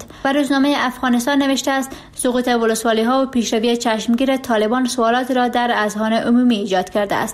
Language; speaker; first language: Persian; native; Persian